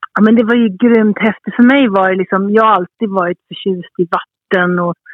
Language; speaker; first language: Swedish; early bilingual, heritage; Swedish